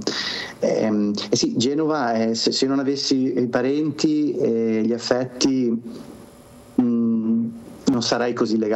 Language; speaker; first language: Italian; native; Italian